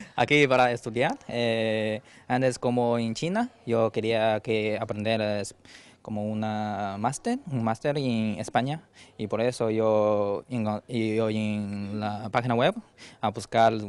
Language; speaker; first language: Spanish; non-native, learner; Chinese